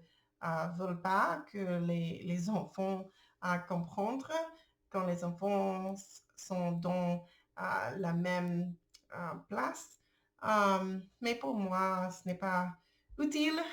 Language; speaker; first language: French; non-native, learner; English